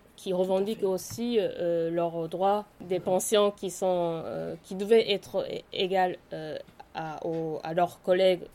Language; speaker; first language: French; non-native, fluent; Japanese